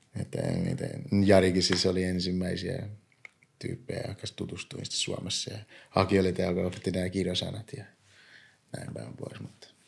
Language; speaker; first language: Finnish; early bilingual, other home language; English